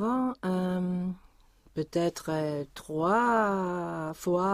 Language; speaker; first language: French; non-native, learner; Swedish